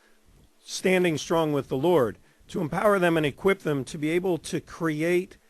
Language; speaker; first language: English; native; English